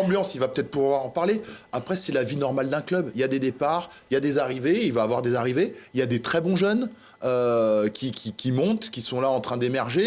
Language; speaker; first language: French; native; French